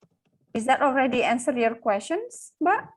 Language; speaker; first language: English; non-native, local second language; Indonesian